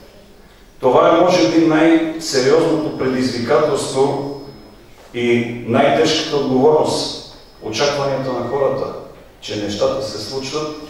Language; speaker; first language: Bulgarian; native; Bulgarian